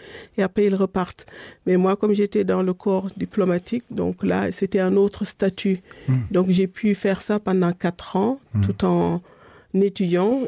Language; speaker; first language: French; non-native, local second language; Wolof